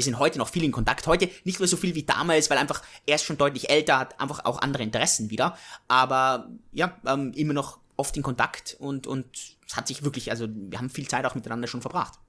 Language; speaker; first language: German; native; German